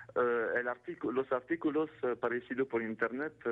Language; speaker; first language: Spanish; non-native, fluent; French